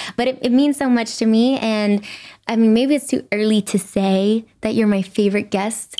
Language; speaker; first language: English; early bilingual, other home language; Spanish